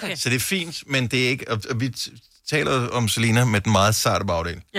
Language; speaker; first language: Danish; native; Danish